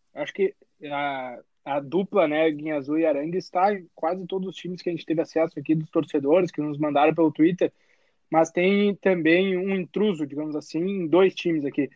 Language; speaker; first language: Portuguese; native; Portuguese